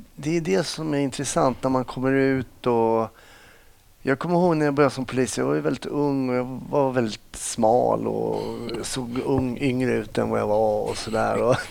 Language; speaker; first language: Swedish; native; Swedish